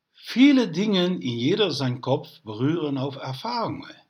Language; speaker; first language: German; non-native, learner; Dutch